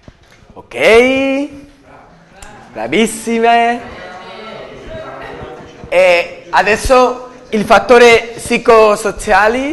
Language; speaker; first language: Italian; non-native, learner; Spanish